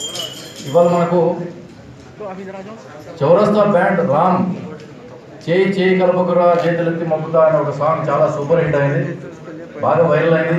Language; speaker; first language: Telugu; native; Telugu